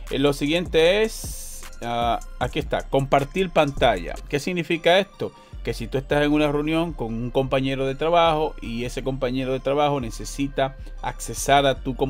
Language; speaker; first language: Spanish; native; Spanish